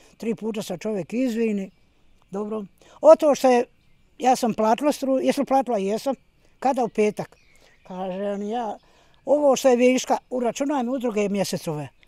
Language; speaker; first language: Croatian; native; Croatian